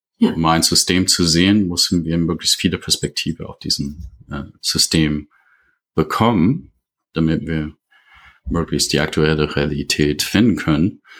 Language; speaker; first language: German; non-native, fluent; English